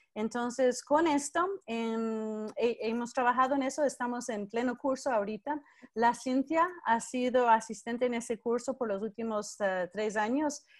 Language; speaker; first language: Spanish; non-native, fluent; English